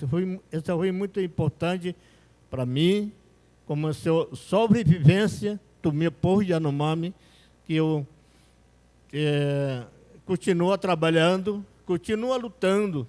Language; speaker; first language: Portuguese; non-native, local second language; Yanomámi